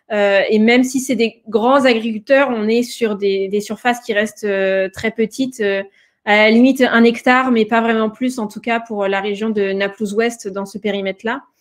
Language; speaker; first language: French; native; French